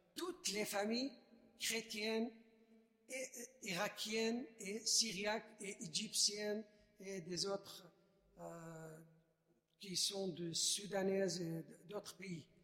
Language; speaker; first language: French; non-native, fluent; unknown